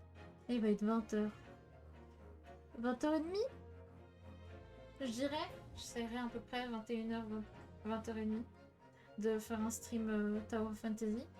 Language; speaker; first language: French; native; French